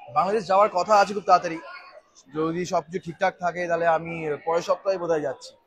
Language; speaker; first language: Bangla; native; Bangla